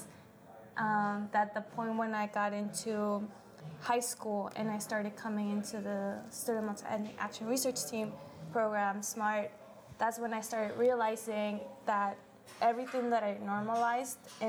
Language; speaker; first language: English; early bilingual, other home language; Spanish